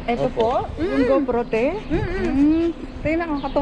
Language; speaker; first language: Filipino; non-native, local second language; Hiligaynon